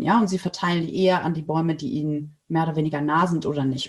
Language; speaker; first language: German; native; German